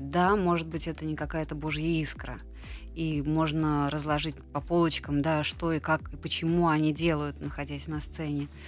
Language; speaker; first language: Russian; native; Russian